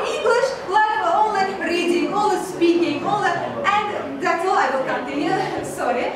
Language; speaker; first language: English; non-native, learner; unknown